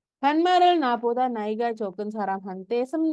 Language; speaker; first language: Korean; non-native, fluent; Indonesian